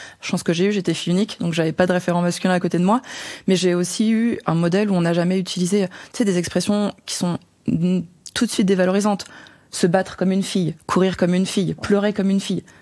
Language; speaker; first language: French; native; French